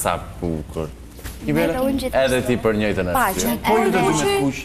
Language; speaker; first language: Albanian; native; Albanian